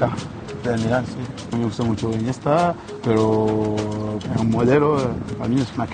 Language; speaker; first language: Spanish; non-native, learner; French